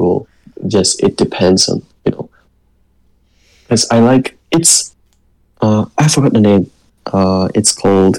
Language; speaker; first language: English; non-native, learner; Japanese